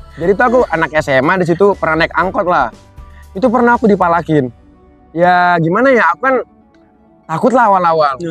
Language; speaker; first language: Indonesian; native; Indonesian